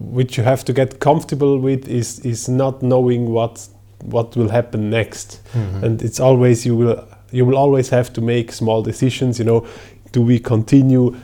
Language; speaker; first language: English; non-native, fluent; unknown